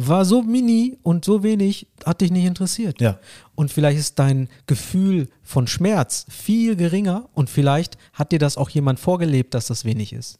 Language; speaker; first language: German; early bilingual, other home language; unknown